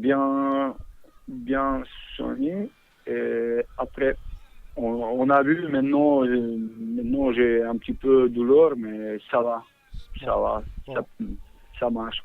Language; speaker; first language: French; non-native, fluent; Bosnian